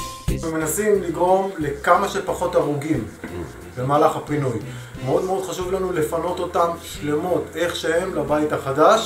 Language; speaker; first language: Hebrew; native; Hebrew